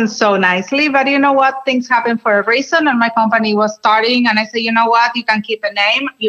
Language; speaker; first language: English; non-native, fluent; Spanish